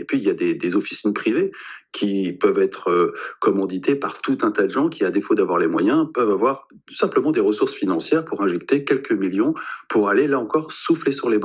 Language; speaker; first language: French; native; French